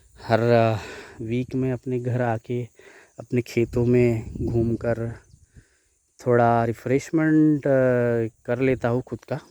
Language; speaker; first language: Hindi; non-native, local second language; Marathi